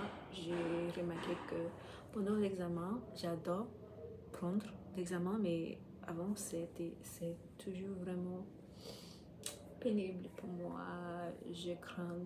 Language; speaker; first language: French; non-native, fluent; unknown